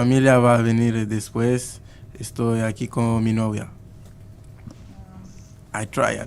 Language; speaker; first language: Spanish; non-native, learner; Portuguese